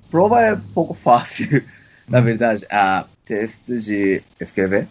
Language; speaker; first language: Portuguese; non-native, learner; Japanese